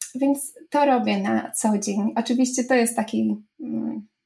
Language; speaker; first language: Polish; native; Polish